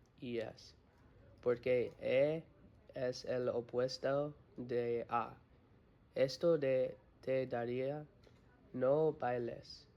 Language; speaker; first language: Spanish; non-native, learner; English